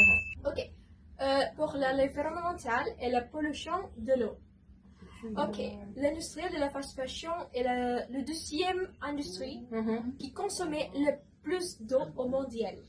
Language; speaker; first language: French; non-native, learner; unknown